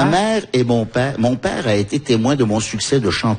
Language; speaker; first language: French; early bilingual, other home language; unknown